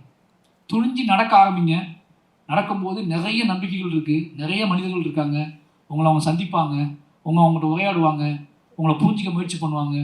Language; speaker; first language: Tamil; native; Tamil